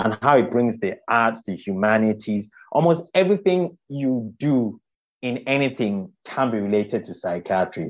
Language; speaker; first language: English; non-native, local second language; Yoruba